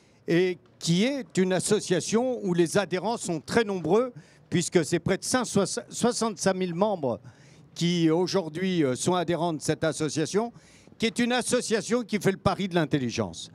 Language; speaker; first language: French; native; French